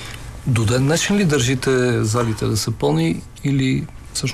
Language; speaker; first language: Bulgarian; native; Bulgarian